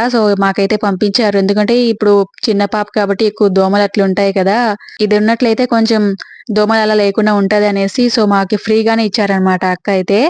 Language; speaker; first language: Telugu; non-native, local second language; Lambadi